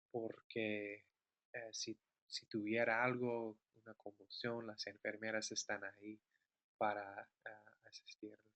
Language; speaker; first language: Spanish; non-native, fluent; English